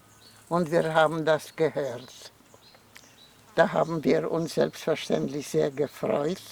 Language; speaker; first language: German; non-native, fluent; Polish